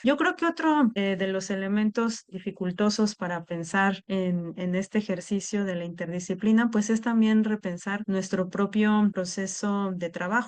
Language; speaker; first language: Spanish; native; Spanish